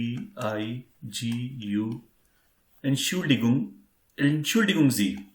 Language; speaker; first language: German; non-native, learner; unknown